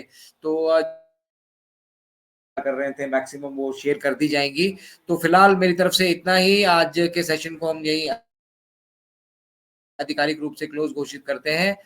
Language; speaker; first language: Hindi; native; Hindi